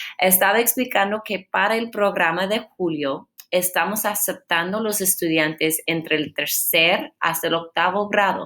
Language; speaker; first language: Spanish; non-native, fluent; English